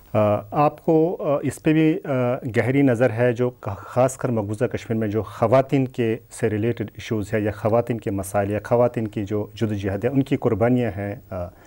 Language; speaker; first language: Urdu; non-native, local second language; Kashmiri